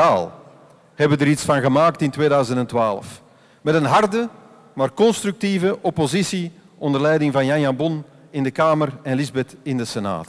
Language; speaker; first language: Dutch; native; Dutch